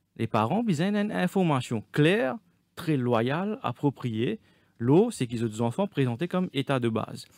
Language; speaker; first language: French; non-native, local second language; Morisyen